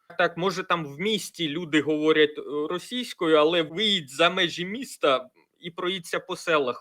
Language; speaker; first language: Ukrainian; non-native, local second language; Russian